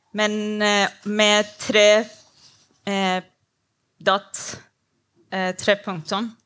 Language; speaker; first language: Norwegian; non-native, learner; Persian